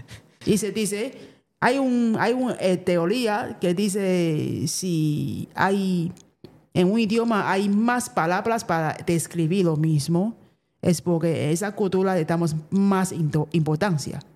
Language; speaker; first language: Spanish; non-native, fluent; Chinese